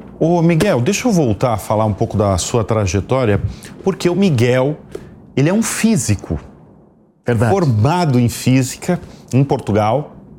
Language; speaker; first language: Portuguese; native; Portuguese